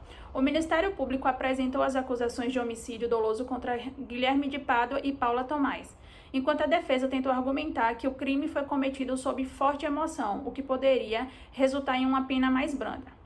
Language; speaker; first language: Portuguese; native; Portuguese